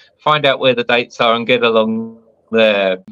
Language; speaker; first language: English; native; English